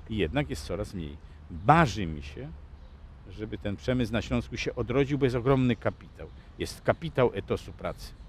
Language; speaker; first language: Polish; native; Polish